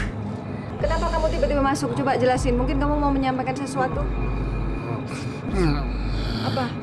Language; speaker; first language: Indonesian; native; Indonesian